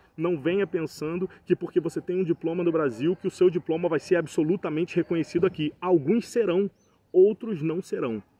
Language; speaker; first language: Portuguese; native; Portuguese